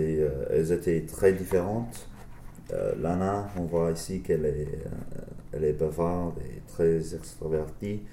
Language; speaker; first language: French; non-native, learner; English